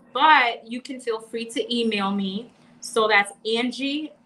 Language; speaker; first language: English; native; English